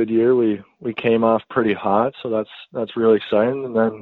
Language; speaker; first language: English; native; English